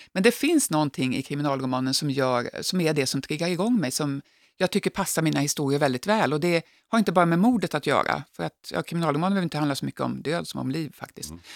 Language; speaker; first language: Swedish; native; Swedish